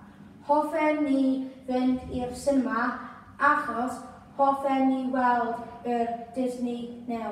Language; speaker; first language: Welsh; non-native, local second language; English